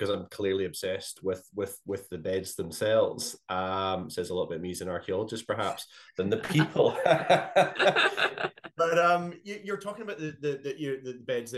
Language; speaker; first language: English; native; English